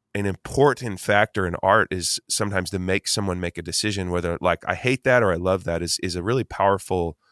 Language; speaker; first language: English; native; English